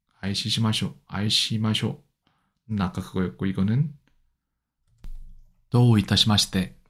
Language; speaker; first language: Japanese; non-native, learner; Korean